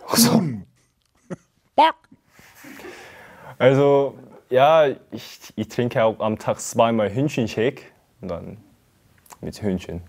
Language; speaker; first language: German; non-native, learner; Korean